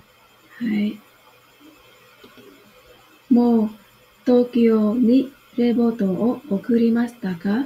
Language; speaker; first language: Japanese; non-native, fluent; Vietnamese